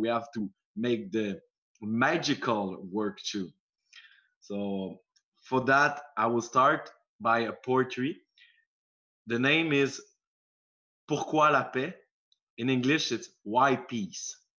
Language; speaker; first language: English; non-native, fluent; French